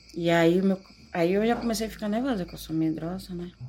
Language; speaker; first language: Portuguese; native; Portuguese